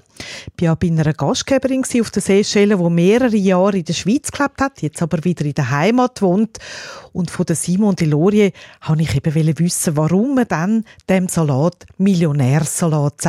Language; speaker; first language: German; native; German